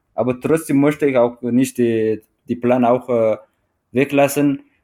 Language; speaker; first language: German; non-native, learner; Tigrinya